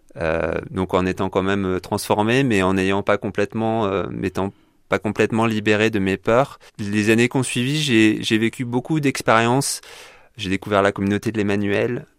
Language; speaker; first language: French; native; French